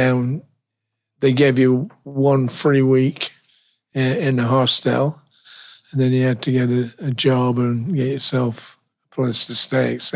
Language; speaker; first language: English; native; English